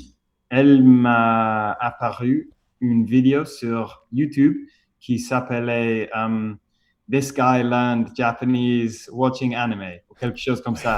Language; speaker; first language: French; non-native, fluent; English